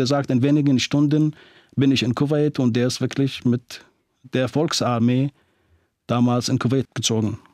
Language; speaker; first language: German; non-native, fluent; Arabic